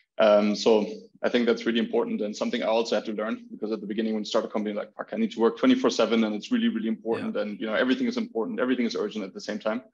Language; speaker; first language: English; non-native, fluent; German